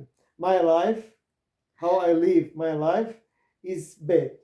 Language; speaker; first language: English; non-native, learner; Croatian